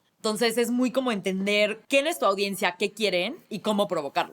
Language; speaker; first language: Spanish; native; Spanish